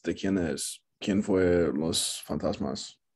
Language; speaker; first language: Spanish; non-native, learner; English